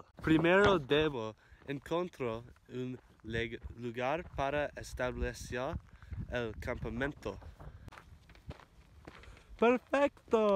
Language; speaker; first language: Spanish; non-native, learner; English